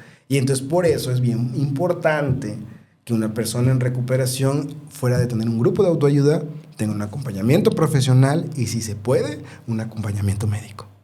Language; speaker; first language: Spanish; native; Spanish